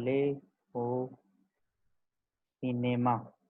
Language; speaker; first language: French; non-native, learner; Hindi